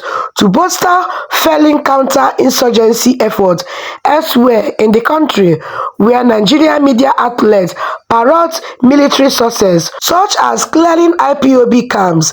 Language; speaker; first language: English; non-native, local second language; Igbo